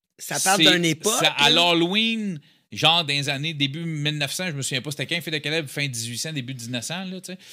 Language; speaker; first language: French; native; French